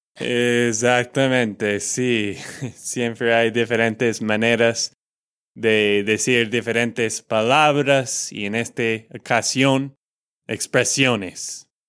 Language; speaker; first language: Spanish; non-native, fluent; English